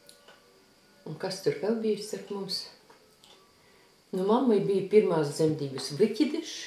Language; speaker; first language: Latvian; early bilingual, heritage; Latvian